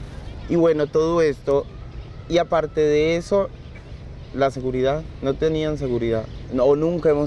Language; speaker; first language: Spanish; native; Spanish